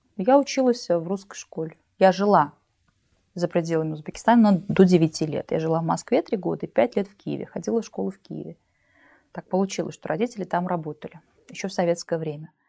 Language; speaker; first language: Russian; native; Russian